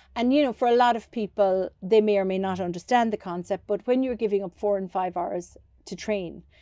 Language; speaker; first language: English; native; English